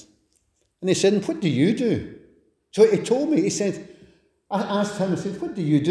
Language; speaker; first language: English; native; English